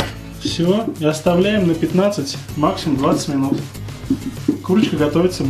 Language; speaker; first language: Russian; native; Russian